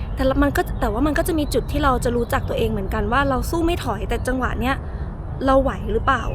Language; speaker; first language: Thai; early bilingual, other home language; Italian